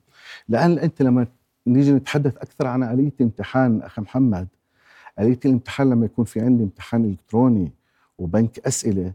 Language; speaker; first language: Arabic; native; Arabic